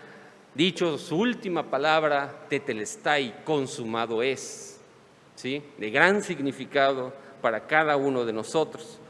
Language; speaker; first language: Spanish; native; Spanish